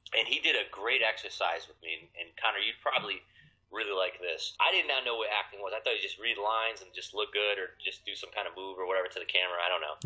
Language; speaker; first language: English; native; English